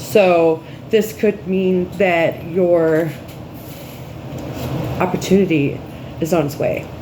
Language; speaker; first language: English; native; English